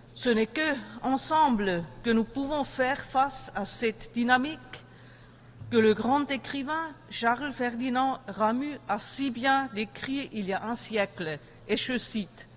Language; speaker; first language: French; native; French